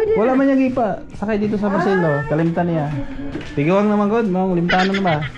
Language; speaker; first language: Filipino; non-native, local second language; Cebuano